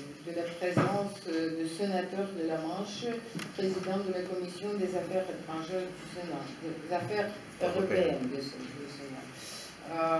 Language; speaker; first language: French; non-native, fluent; Russian